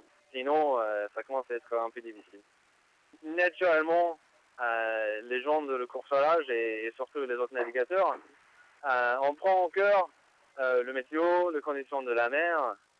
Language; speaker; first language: French; non-native, fluent; English